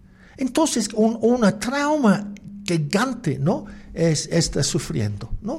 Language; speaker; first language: Spanish; non-native, learner; English